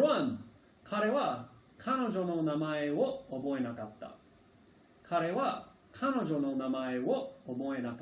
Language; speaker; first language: Japanese; non-native, fluent; English